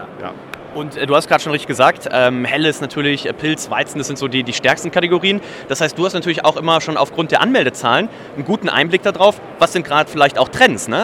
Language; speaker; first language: German; native; German